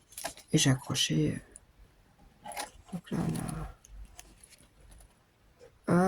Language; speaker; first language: French; native; French